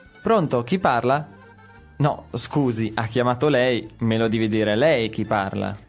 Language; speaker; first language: Italian; native; Italian